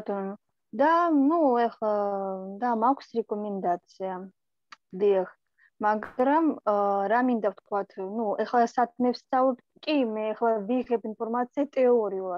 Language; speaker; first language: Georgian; non-native, local second language; Russian